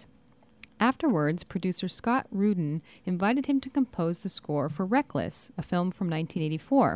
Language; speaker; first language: English; native; English